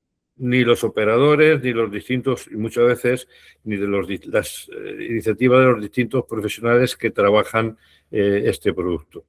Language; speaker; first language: Spanish; native; Spanish